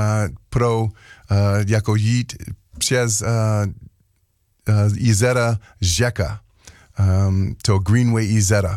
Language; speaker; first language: Czech; non-native, learner; English